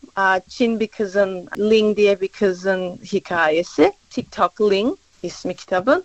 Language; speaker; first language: Turkish; early bilingual, other home language; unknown